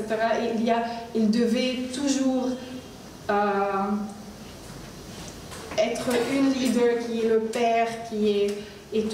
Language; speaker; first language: French; non-native, learner; Arabic